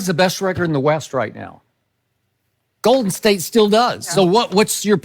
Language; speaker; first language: English; native; English